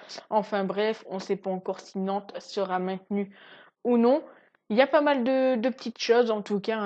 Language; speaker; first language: French; native; French